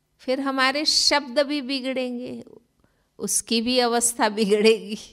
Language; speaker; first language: Hindi; non-native, local second language; Gujarati